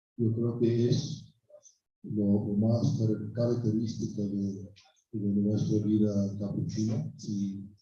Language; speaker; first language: Spanish; non-native, fluent; English